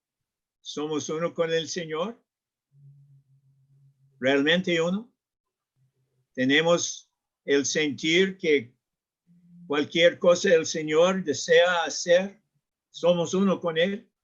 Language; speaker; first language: Spanish; non-native, learner; English